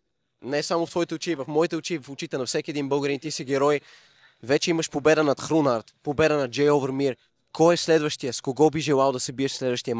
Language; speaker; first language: Bulgarian; native; Bulgarian